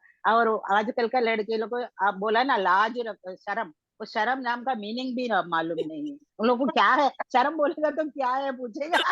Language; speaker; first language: Hindi; non-native, local second language; Tamil